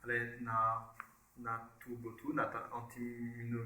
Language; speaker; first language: Czech; non-native, learner; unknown